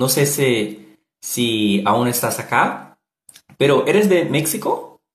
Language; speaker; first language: Spanish; non-native, learner; Portuguese